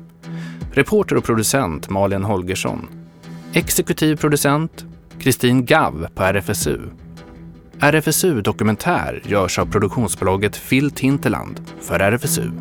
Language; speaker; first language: Swedish; native; Swedish